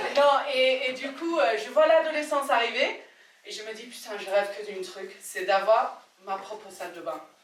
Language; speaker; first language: French; non-native, fluent; English